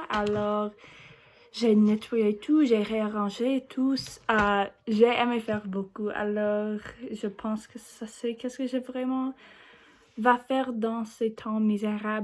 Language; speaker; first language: French; non-native, learner; English